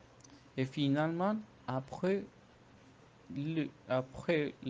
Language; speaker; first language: French; non-native, fluent; Spanish